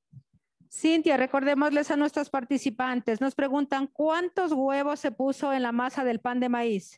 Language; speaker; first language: Spanish; native; Spanish